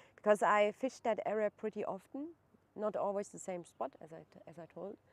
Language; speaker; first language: English; non-native, fluent; German